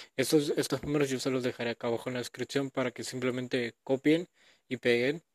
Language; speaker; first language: Spanish; native; Spanish